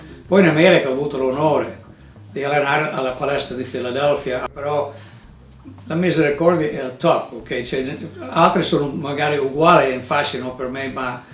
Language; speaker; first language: Italian; non-native, fluent; English